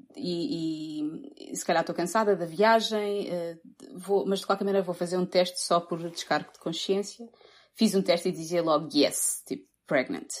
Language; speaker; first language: Portuguese; native; Portuguese